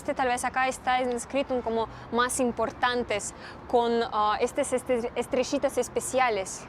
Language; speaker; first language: Spanish; non-native, learner; Russian